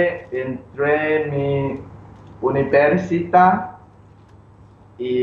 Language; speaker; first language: Spanish; non-native, learner; English